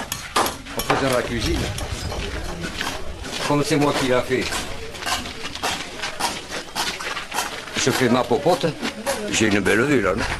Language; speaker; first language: French; native; French